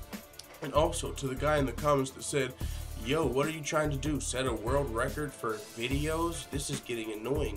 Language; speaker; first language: English; native; English